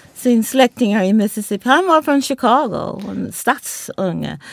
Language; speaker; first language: Swedish; non-native, fluent; English